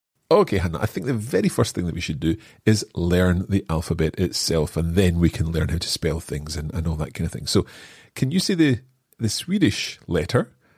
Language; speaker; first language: English; native; English